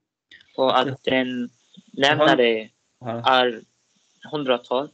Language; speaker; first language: Swedish; non-native, learner; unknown